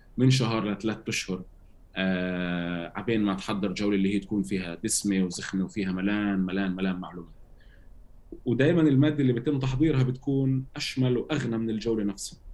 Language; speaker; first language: Arabic; native; Arabic